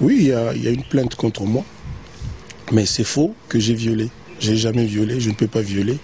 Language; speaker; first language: French; non-native, local second language; Lingala